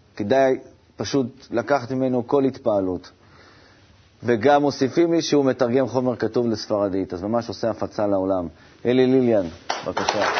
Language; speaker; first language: Hebrew; native; Hebrew